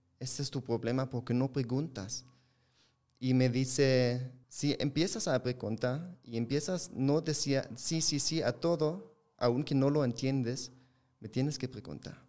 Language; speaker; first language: Spanish; non-native, fluent; German